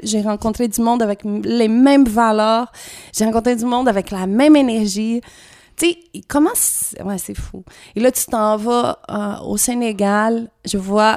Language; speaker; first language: French; non-native, fluent; Portuguese